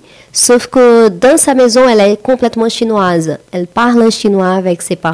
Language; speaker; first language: French; non-native, fluent; Portuguese